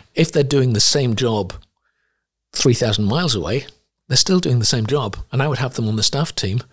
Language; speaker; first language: English; native; English